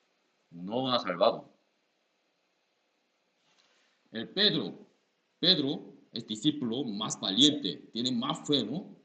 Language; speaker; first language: Spanish; non-native, learner; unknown